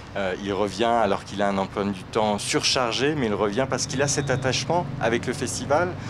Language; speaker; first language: French; native; French